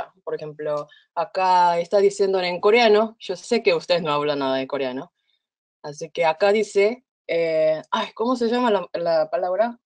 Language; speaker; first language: Spanish; non-native, fluent; Korean